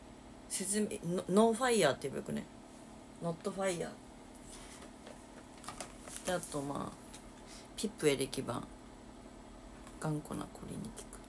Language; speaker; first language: Japanese; native; Japanese